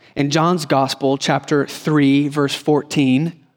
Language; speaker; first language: English; native; English